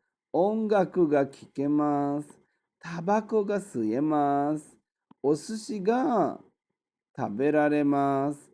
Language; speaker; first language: Japanese; non-native, fluent; Bangla